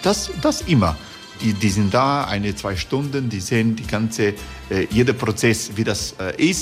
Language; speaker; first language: German; non-native, learner; Croatian